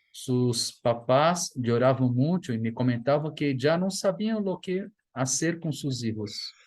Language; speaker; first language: Spanish; non-native, fluent; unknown